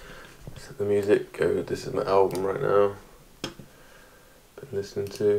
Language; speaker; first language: English; native; English